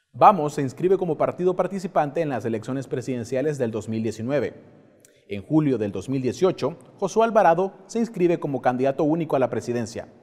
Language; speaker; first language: Spanish; native; Spanish